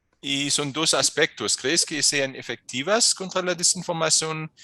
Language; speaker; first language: Spanish; non-native, fluent; German